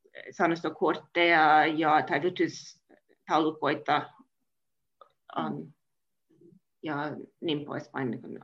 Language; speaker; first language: Finnish; non-native, fluent; English